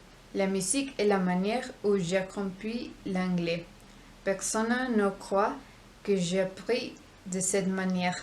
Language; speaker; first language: French; non-native, learner; Spanish